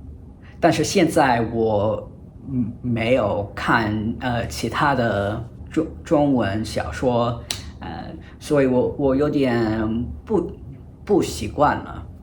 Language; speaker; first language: Chinese; non-native, fluent; English